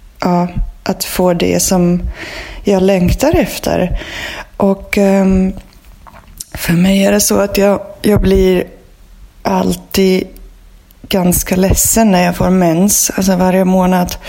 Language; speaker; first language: Swedish; non-native, fluent; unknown